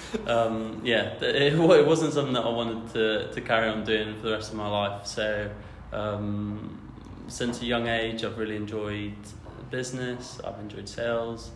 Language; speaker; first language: English; native; English